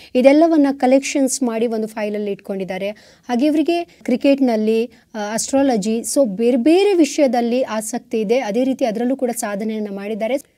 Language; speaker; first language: Kannada; native; Kannada